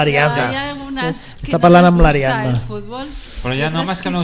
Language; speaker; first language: Catalan; native; Catalan